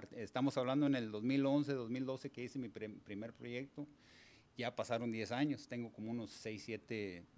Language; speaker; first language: Spanish; early bilingual, heritage; Spanish